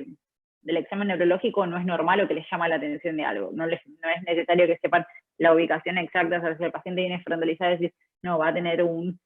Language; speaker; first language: Spanish; native; Spanish